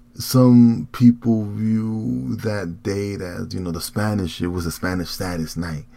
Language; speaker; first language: English; early bilingual, heritage; Spanish